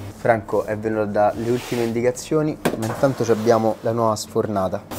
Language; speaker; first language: Italian; non-native, fluent; Arabic